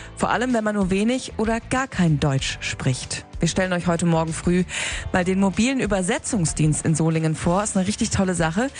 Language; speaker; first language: German; native; German